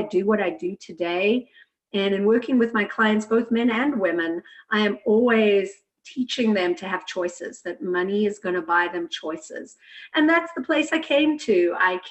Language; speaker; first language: English; native; English